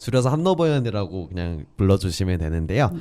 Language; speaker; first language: Korean; native; Korean